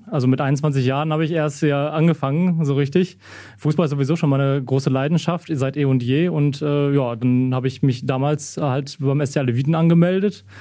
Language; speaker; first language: German; native; German